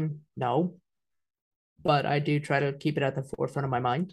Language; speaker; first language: English; native; English